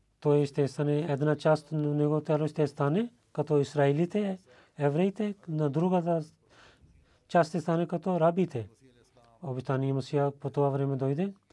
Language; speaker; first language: Bulgarian; non-native, learner; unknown